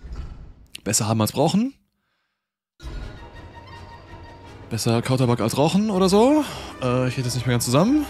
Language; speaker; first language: German; native; German